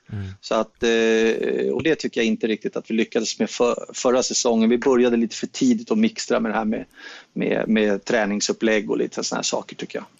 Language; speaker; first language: Swedish; native; Swedish